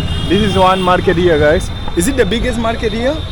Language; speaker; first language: English; non-native, fluent; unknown